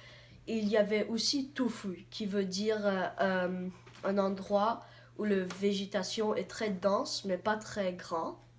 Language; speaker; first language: French; non-native, learner; English